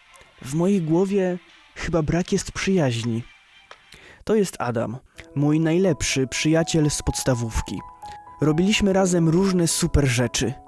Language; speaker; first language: Polish; native; Polish